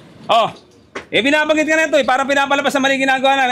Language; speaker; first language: Filipino; native; Filipino